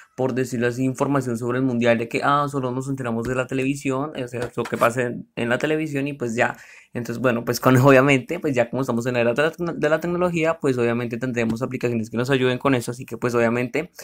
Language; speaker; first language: Spanish; native; Spanish